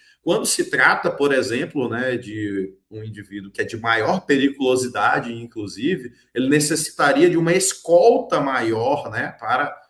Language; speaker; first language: Portuguese; native; Portuguese